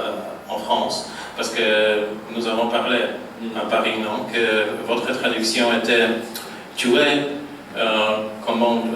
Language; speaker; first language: French; non-native, fluent; Polish